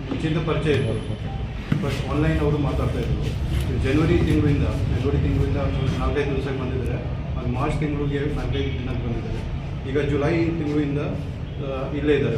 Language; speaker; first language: Kannada; non-native, fluent; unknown